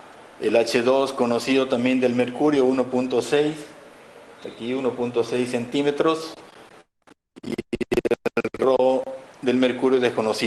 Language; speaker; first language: Spanish; native; Spanish